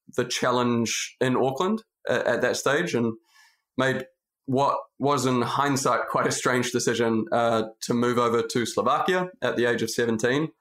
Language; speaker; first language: English; native; English